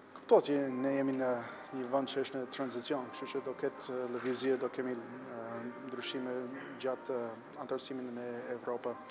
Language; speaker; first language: Albanian; non-native, fluent; English